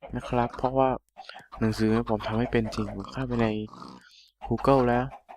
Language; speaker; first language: Thai; native; Thai